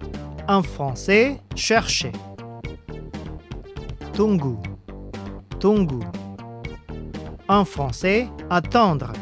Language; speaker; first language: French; non-native, fluent; Indonesian